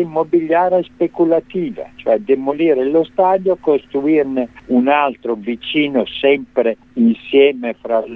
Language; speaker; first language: Italian; native; Italian